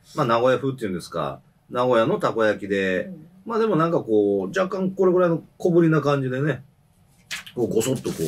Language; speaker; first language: Japanese; native; Japanese